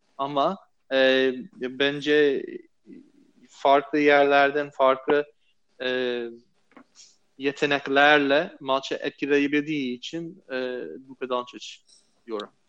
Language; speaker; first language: Turkish; non-native, fluent; English